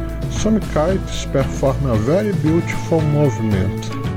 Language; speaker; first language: English; non-native, fluent; Portuguese